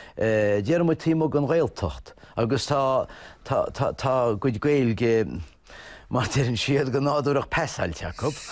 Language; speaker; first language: Irish; native; Irish